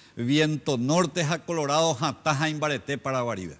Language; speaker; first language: Spanish; native; Spanish